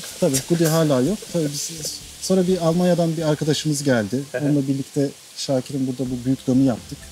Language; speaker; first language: Turkish; native; Turkish